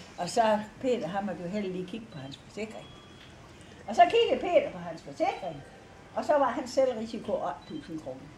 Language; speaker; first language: Danish; native; Danish